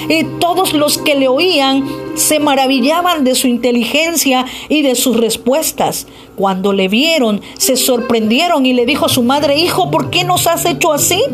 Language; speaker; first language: Spanish; native; Spanish